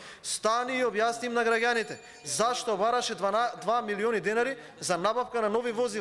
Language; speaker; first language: Macedonian; native; Macedonian